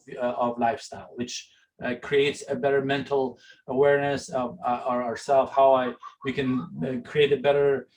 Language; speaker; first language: English; non-native, fluent; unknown